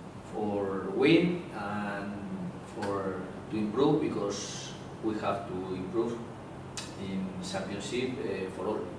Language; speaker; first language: English; non-native, learner; Spanish